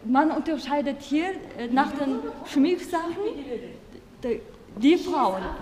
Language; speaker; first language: German; non-native, learner; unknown